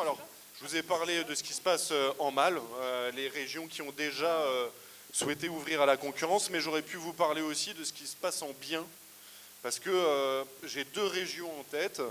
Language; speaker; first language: French; native; French